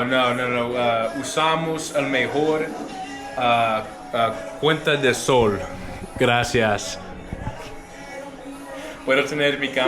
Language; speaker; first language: Spanish; non-native, learner; English